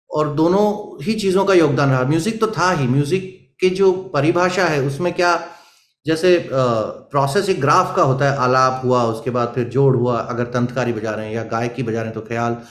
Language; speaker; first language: Hindi; native; Hindi